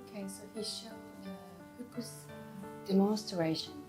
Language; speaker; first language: English; non-native, fluent; Japanese